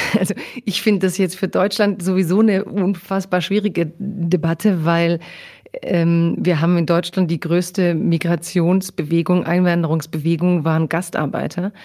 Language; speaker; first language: German; early bilingual, other home language; Croatian